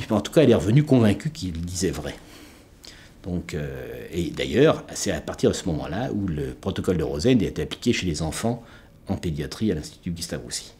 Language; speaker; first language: French; native; French